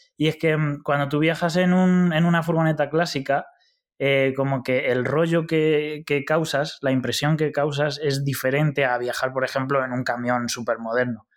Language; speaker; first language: Spanish; native; Spanish